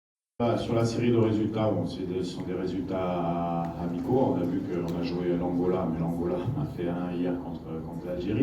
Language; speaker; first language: French; native; French